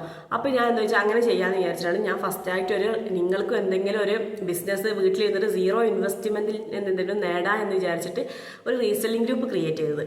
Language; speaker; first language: Malayalam; native; Malayalam